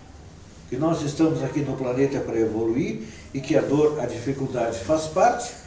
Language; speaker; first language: Portuguese; native; Portuguese